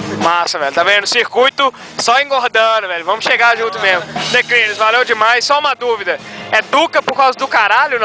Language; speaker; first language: Portuguese; native; Portuguese